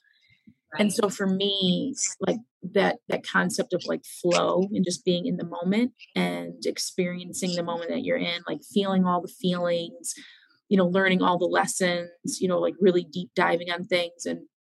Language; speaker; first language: English; native; English